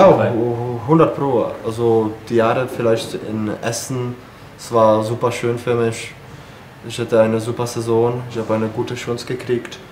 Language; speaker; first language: German; non-native, fluent; Czech